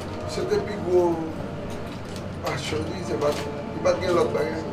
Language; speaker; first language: French; non-native, local second language; Haitian Creole